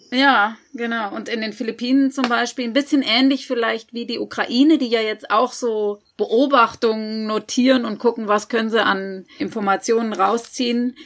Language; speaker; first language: German; native; German